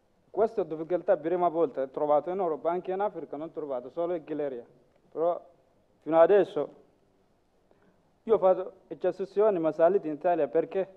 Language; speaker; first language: Italian; non-native, learner; Masai